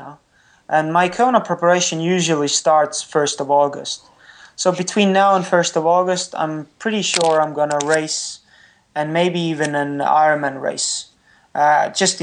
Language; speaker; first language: English; non-native, fluent; Estonian